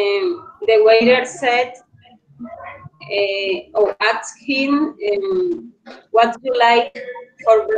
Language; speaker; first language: English; non-native, learner; Spanish